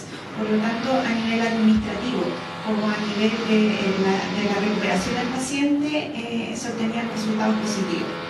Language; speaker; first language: Spanish; native; Spanish